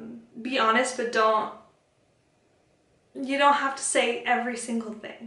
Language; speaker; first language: English; native; English